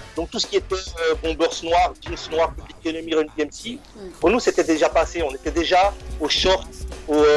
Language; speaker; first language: French; native; French